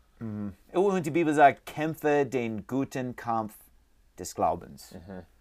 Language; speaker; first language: German; non-native, learner; English